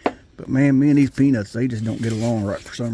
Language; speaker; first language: English; native; English